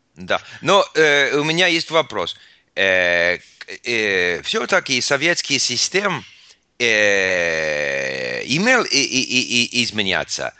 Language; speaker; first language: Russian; non-native, learner; English